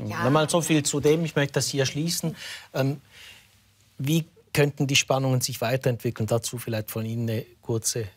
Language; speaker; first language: German; native; German